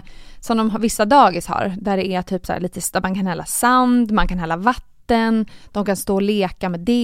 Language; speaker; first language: Swedish; native; Swedish